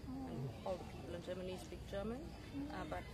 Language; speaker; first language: English; non-native, fluent; German